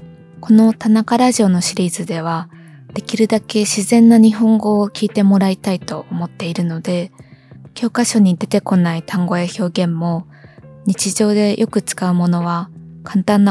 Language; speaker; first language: Japanese; native; Japanese